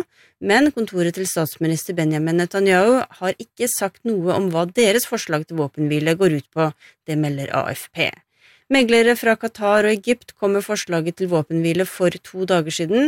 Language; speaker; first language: Norwegian; native; Norwegian